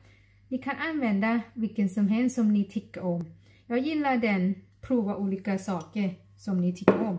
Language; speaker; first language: Swedish; non-native, learner; Thai